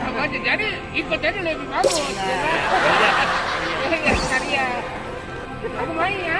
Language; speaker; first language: Indonesian; early bilingual, other home language; Japanese